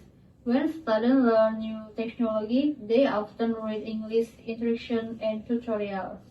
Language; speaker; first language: English; non-native, learner; Indonesian